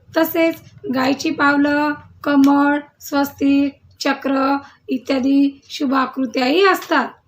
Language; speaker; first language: Marathi; non-native, local second language; Telugu